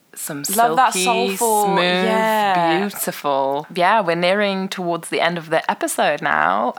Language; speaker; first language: English; early bilingual, other home language; Persian